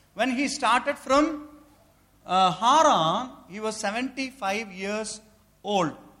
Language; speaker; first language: English; non-native, local second language; Tamil